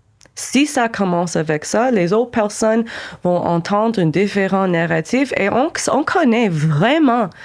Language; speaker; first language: French; non-native, local second language; English